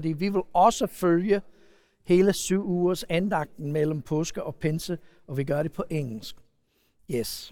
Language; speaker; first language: Danish; non-native, fluent; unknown